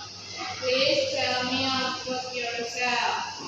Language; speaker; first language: English; non-native, learner; Indonesian